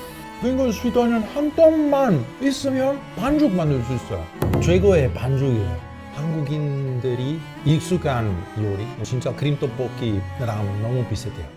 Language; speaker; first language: Korean; non-native, fluent; Italian